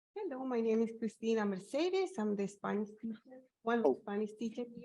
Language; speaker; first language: English; non-native, learner; Spanish